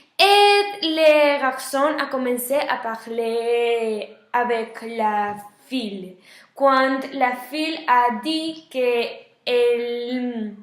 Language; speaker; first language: French; non-native, learner; Spanish